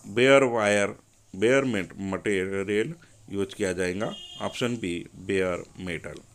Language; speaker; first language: Hindi; non-native, local second language; Marathi